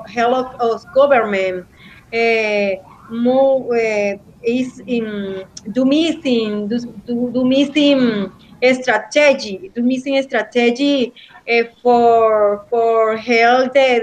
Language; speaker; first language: English; non-native, learner; Spanish